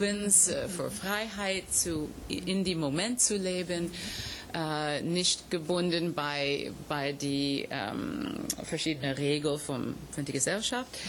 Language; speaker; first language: German; non-native, fluent; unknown